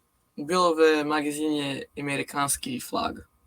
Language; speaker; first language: Russian; non-native, learner; English